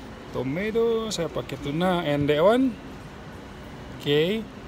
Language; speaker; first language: English; non-native, learner; Indonesian